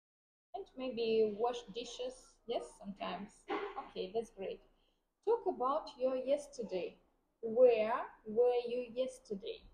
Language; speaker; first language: English; non-native, fluent; Vietnamese